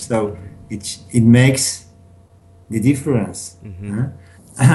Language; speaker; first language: English; non-native, learner; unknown